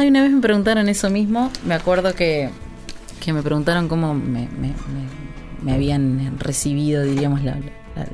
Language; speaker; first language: Spanish; native; Spanish